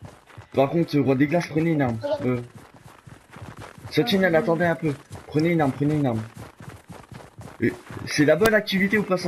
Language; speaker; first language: French; native; French